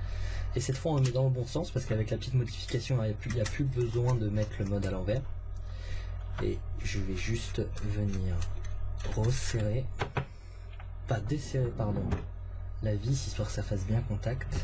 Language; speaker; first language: French; native; French